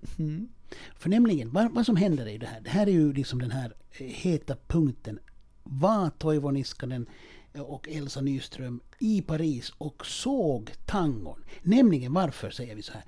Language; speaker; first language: Swedish; native; Swedish